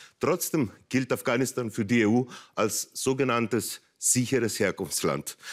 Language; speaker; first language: German; native; German